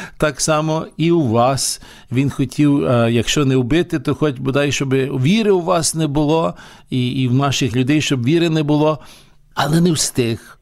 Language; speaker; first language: Ukrainian; early bilingual, heritage; Ukrainian